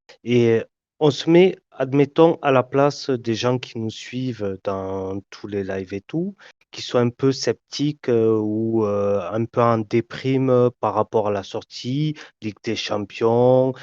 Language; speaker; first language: French; native; French